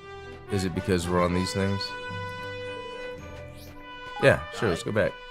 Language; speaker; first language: English; native; English